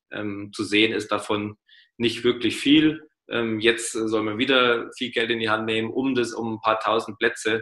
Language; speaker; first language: German; native; German